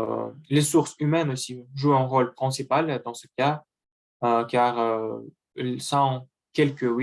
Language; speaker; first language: French; non-native, learner; Russian